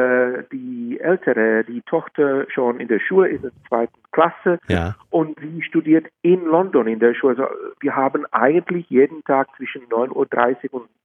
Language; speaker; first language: German; non-native, fluent; Czech